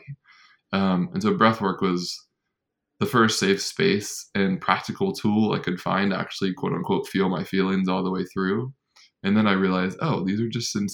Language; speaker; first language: English; native; English